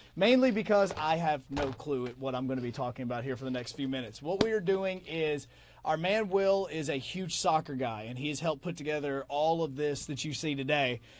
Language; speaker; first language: English; native; English